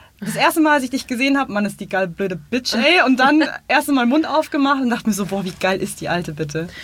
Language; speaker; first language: German; native; German